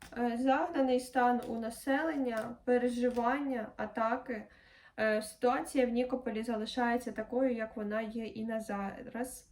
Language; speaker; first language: Ukrainian; non-native, local second language; Russian